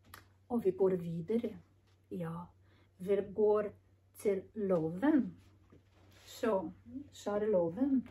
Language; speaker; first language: Norwegian; non-native, learner; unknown